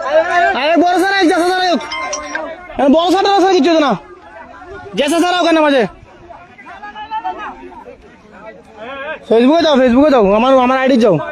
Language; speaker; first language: Hindi; non-native, learner; Bangla